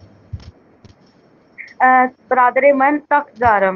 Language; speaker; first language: Persian; non-native, learner; Urdu